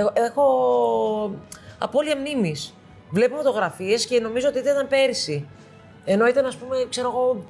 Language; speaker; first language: Greek; early bilingual, heritage; Greek